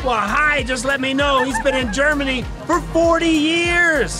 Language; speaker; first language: English; native; English